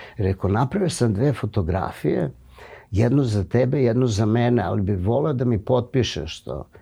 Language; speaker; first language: Serbian; native; Serbian